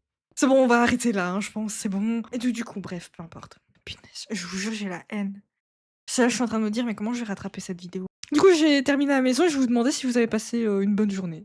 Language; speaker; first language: French; native; French